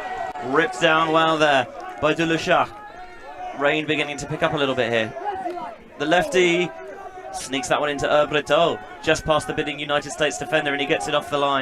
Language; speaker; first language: English; native; English